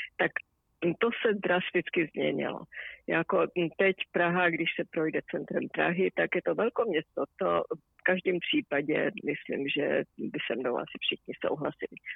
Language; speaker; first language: Czech; native; Czech